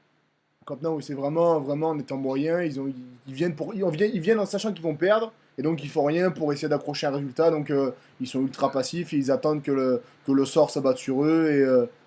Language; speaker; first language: French; native; French